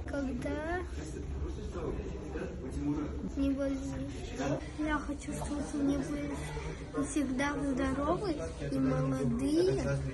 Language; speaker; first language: Russian; non-native, local second language; Yakut